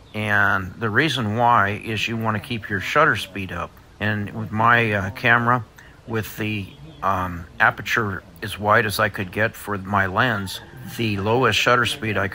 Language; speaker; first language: English; native; English